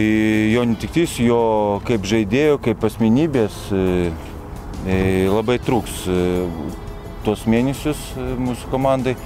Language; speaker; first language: Lithuanian; non-native, local second language; Russian